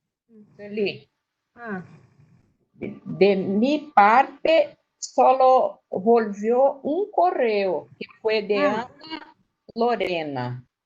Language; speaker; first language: Spanish; non-native, fluent; Portuguese